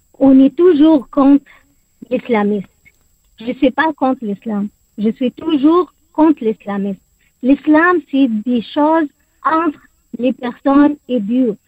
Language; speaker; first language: French; non-native, learner; Arabic